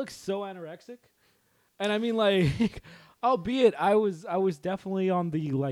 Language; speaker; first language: English; early bilingual, other home language; Spanish